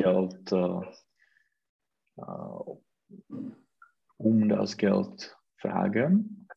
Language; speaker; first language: German; non-native, learner; Czech